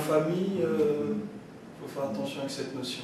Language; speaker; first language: French; early bilingual, other home language; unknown